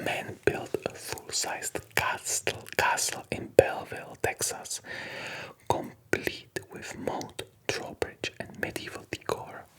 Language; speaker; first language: English; non-native, fluent; Polish